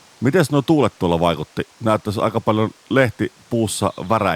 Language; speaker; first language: Finnish; native; Finnish